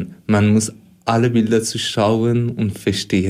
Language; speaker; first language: German; non-native, fluent; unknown